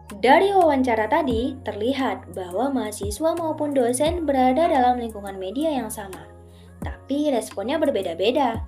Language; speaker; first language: Indonesian; native; Indonesian